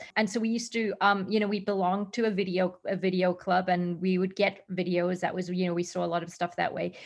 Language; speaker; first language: English; native; English